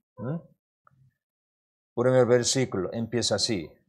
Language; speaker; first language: Spanish; non-native, learner; Korean